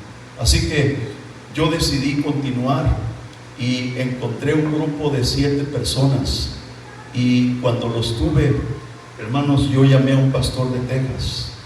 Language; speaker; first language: Spanish; native; Spanish